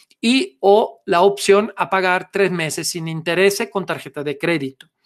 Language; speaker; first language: Spanish; non-native, fluent; Italian